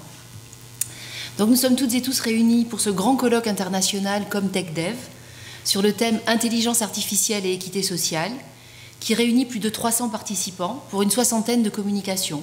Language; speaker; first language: French; native; French